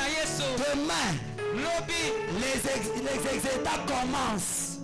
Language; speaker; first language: French; non-native, local second language; Lingala